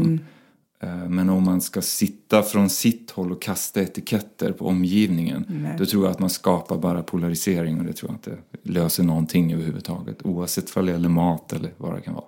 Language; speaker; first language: Swedish; native; Swedish